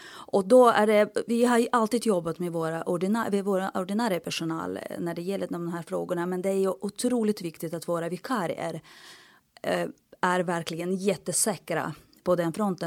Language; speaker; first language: Swedish; non-native, fluent; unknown